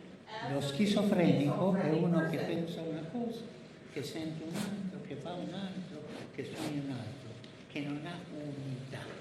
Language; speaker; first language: Italian; non-native, fluent; Spanish